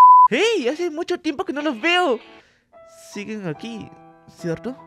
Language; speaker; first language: Spanish; native; Spanish